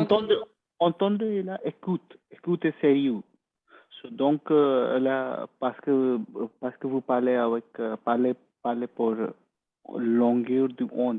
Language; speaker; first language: French; non-native, learner; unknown